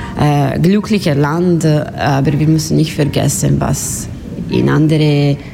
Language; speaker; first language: German; non-native, learner; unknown